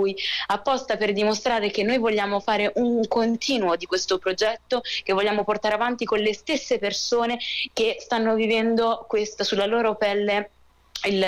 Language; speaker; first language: Italian; non-native, fluent; Arabic